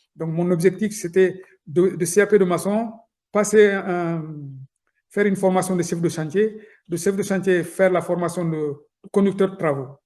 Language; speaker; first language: French; non-native, local second language; Soninke